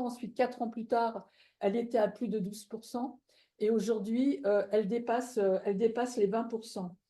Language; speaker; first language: French; native; French